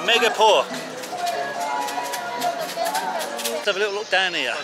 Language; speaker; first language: English; native; English